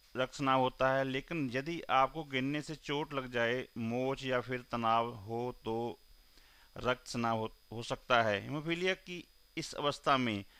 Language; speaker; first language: Hindi; non-native, local second language; Punjabi